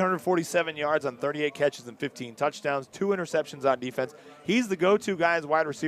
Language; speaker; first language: English; native; English